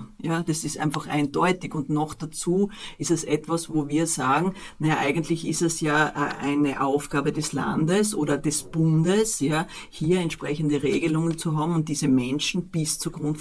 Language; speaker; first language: German; native; German